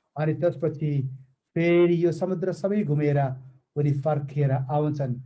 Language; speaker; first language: Nepali; non-native, fluent; Malayalam